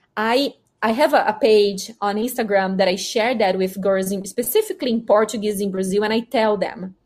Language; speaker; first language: English; non-native, fluent; Portuguese